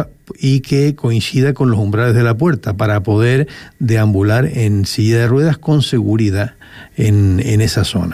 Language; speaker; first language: Spanish; native; Spanish